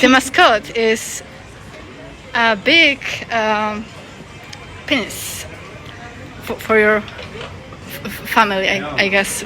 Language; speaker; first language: English; non-native, learner; Polish